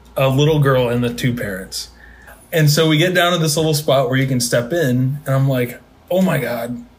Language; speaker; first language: English; native; English